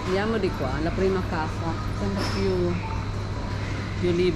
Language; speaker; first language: Italian; non-native, fluent; Filipino